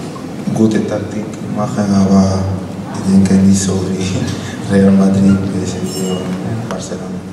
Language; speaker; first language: German; non-native, learner; Spanish